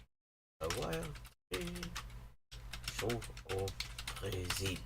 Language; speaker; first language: French; non-native, learner; English